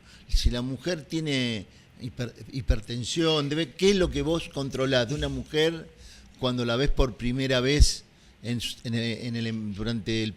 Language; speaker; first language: Spanish; native; Spanish